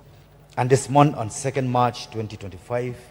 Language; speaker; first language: English; non-native, local second language; Khasi